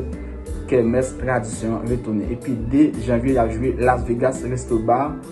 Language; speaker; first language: French; non-native, local second language; Haitian Creole